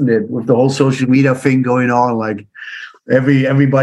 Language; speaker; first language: English; non-native, fluent; Dutch